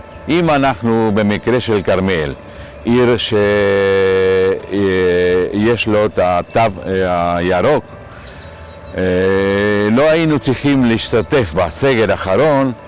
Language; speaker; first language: Hebrew; non-native, fluent; Russian